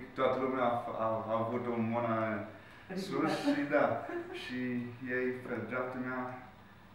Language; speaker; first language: Romanian; non-native, learner; English